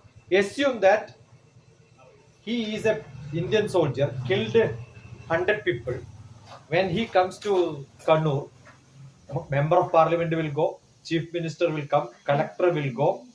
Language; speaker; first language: English; non-native, local second language; Malayalam